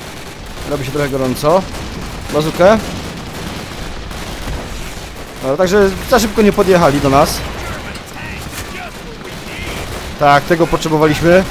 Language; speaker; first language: Polish; native; Polish